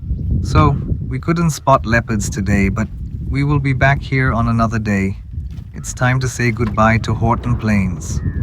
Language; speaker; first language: English; non-native, local second language; Sinhala